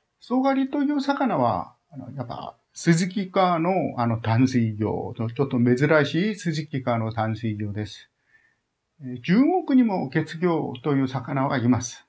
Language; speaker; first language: Japanese; non-native, fluent; Korean